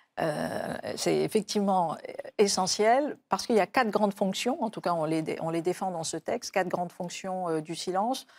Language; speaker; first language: French; native; French